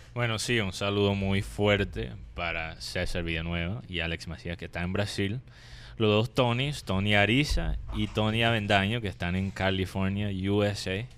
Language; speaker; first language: Spanish; non-native, fluent; English